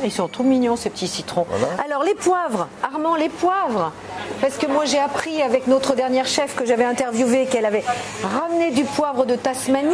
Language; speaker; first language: French; native; French